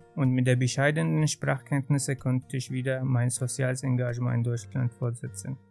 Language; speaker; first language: German; non-native, fluent; Arabic